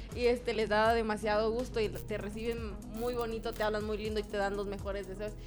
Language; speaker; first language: Spanish; native; Spanish